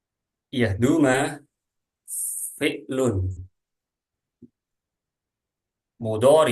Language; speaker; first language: Arabic; non-native, learner; Indonesian